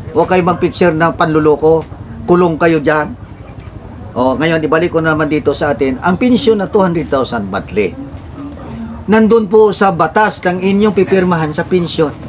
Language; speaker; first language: Filipino; non-native, local second language; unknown